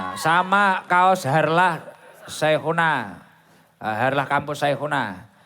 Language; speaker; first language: Indonesian; non-native, local second language; Javanese